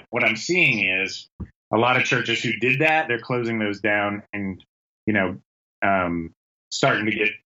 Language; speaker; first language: English; native; English